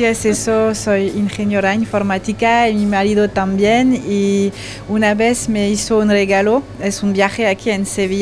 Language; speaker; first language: Spanish; non-native, learner; French